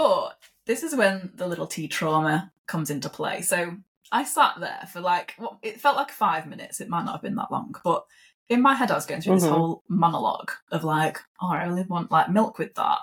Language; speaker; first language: English; native; English